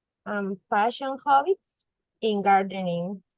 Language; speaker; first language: English; non-native, learner; Spanish